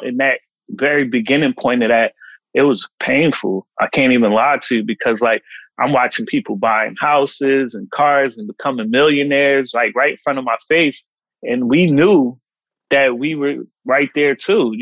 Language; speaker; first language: English; native; English